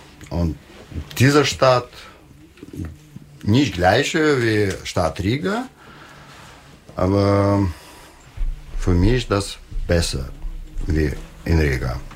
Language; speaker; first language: German; non-native, learner; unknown